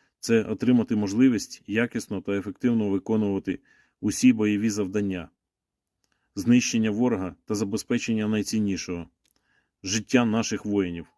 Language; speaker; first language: Ukrainian; native; Ukrainian